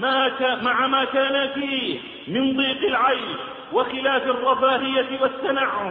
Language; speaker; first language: Arabic; native; Arabic